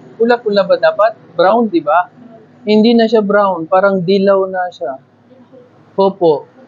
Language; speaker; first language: Filipino; non-native, learner; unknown